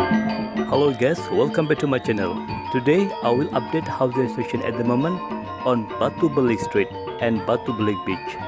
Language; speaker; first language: English; non-native, local second language; Indonesian